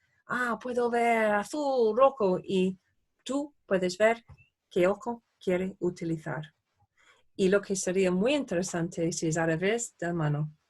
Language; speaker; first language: Spanish; non-native, fluent; English